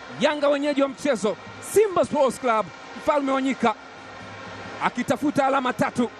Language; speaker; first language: Swahili; native; Swahili